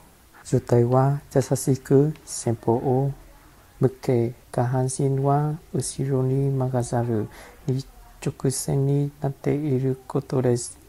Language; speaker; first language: Japanese; non-native, learner; Vietnamese